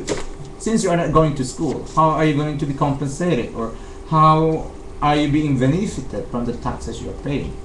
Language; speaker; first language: English; non-native, fluent; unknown